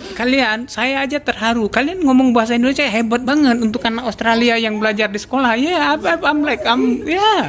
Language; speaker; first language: Indonesian; native; Indonesian